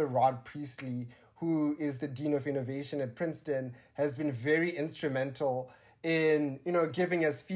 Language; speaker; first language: English; non-native, local second language; Shona